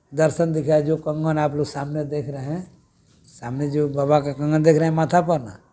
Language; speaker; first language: Hindi; native; Hindi